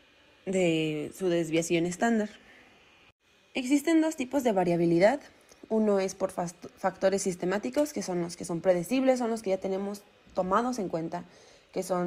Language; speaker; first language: Spanish; native; Spanish